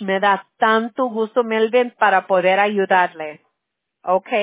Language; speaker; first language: Spanish; early bilingual, heritage; English